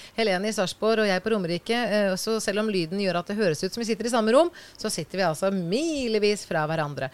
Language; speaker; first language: Norwegian; native; Norwegian